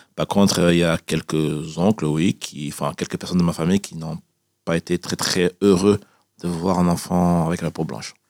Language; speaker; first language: French; early bilingual, other home language; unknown